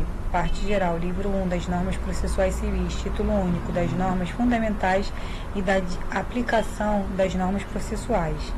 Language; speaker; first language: Portuguese; native; Portuguese